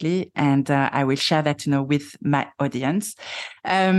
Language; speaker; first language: English; non-native, fluent; French